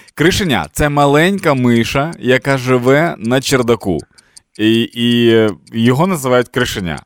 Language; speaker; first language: Ukrainian; non-native, local second language; Russian